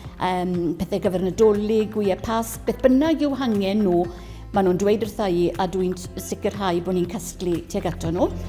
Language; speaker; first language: Welsh; native; Welsh